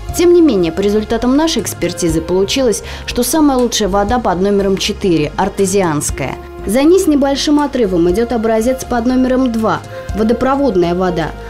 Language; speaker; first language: Russian; native; Russian